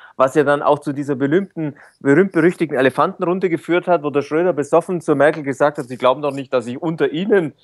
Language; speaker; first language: German; native; German